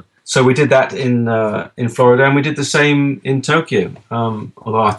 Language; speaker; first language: English; native; English